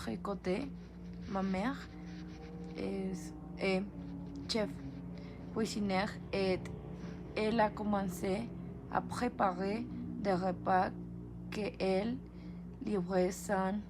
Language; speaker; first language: French; non-native, learner; Spanish